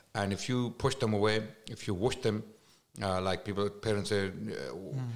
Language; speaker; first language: English; non-native, local second language; Urdu